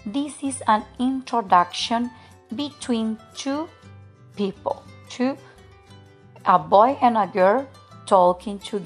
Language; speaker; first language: English; non-native, fluent; Spanish